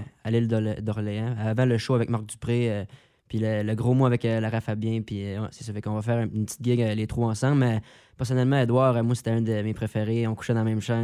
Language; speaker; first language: French; native; French